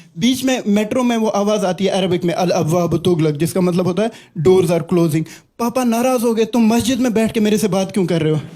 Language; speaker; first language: Hindi; non-native, local second language; Kashmiri